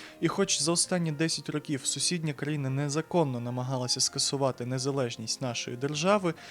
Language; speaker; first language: Ukrainian; native; Ukrainian